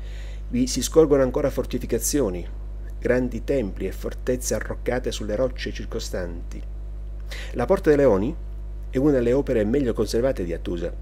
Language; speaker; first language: Italian; native; Italian